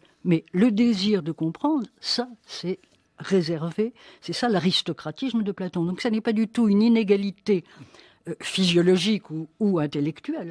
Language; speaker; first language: French; native; French